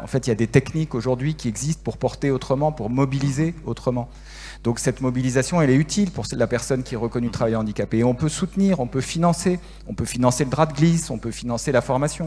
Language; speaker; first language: French; native; French